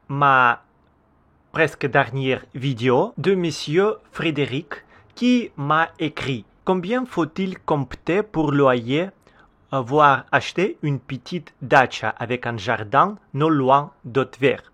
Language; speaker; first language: French; non-native, learner; Russian